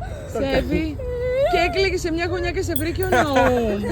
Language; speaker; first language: Greek; native; Greek